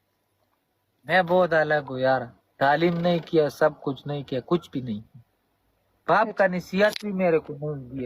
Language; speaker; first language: Hindi; non-native, fluent; Pashto